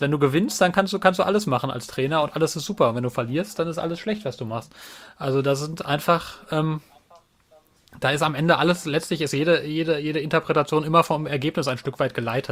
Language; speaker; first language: German; native; German